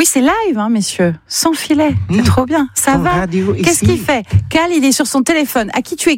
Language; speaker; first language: French; native; French